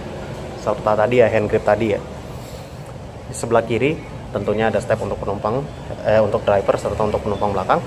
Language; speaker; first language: Indonesian; native; Indonesian